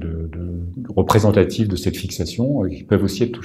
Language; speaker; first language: French; native; French